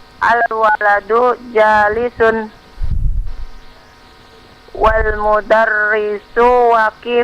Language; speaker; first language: Arabic; non-native, learner; Indonesian